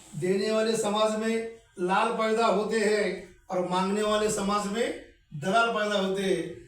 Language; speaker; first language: Hindi; non-native, local second language; Marathi